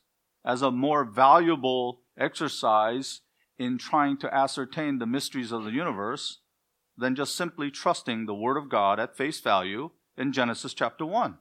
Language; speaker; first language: English; native; English